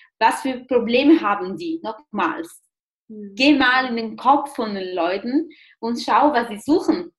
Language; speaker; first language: German; non-native, fluent; Italian